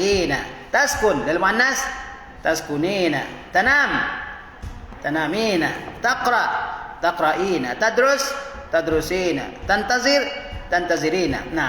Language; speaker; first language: Arabic; non-native, fluent; Indonesian